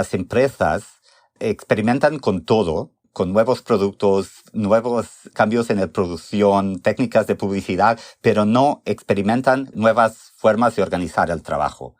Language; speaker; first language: Spanish; non-native, fluent; Portuguese